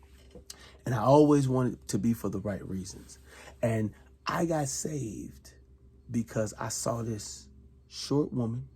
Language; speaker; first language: English; native; English